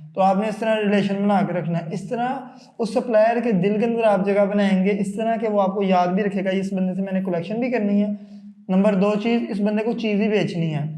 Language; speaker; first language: Urdu; non-native, local second language; Punjabi